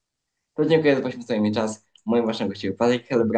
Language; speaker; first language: Polish; native; Polish